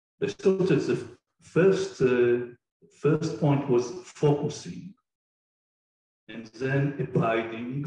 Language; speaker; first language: English; non-native, fluent; Hebrew